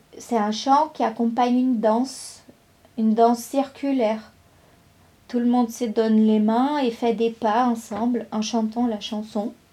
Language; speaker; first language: French; non-native, fluent; Portuguese